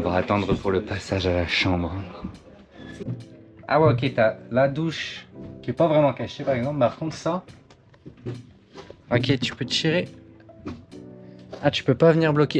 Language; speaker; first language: French; native; French